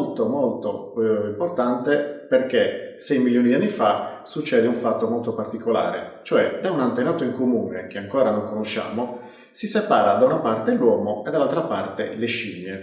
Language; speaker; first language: Italian; native; Italian